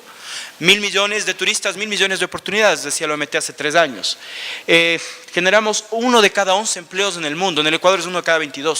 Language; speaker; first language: Spanish; native; Spanish